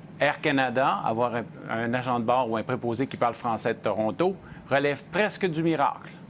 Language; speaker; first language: French; native; French